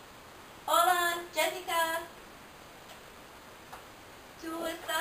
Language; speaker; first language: Spanish; non-native, learner; English